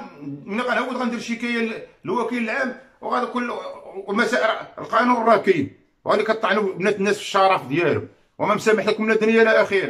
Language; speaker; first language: Arabic; native; Arabic